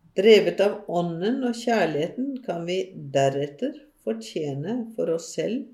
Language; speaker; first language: Norwegian; native; Norwegian